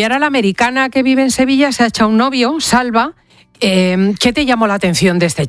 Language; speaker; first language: Spanish; native; Spanish